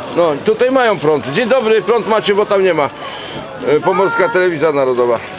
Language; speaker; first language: Polish; native; Polish